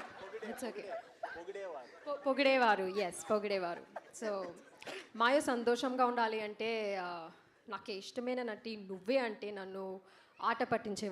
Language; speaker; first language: Telugu; non-native, learner; Malayalam